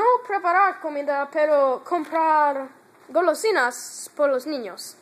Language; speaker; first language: Spanish; non-native, learner; English